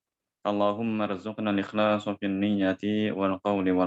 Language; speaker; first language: Arabic; non-native, fluent; Indonesian